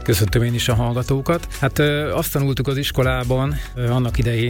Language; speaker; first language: Hungarian; native; Hungarian